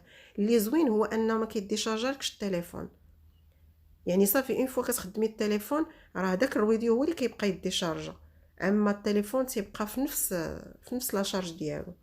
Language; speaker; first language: Arabic; native; Arabic